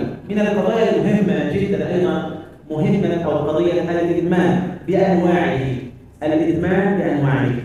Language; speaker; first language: Arabic; native; Arabic